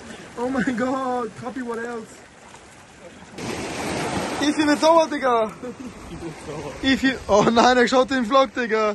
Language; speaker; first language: German; native; German